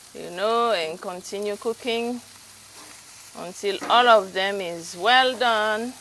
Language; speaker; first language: English; non-native, fluent; Haitian Creole